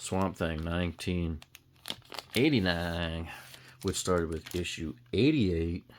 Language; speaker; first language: English; native; English